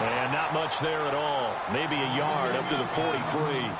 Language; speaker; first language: English; native; English